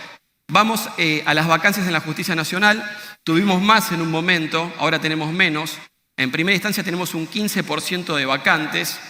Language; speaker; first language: Spanish; native; Spanish